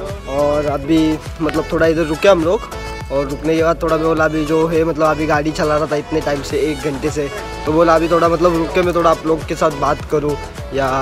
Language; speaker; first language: Hindi; non-native, local second language; Marathi